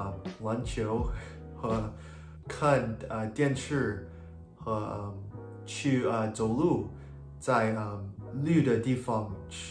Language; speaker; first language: Chinese; early bilingual, heritage; English